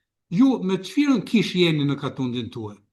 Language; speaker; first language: Albanian; native; Albanian